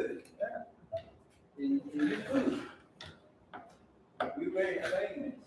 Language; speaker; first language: English; non-native, learner; Spanish